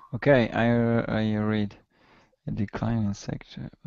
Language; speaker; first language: English; non-native, learner; Italian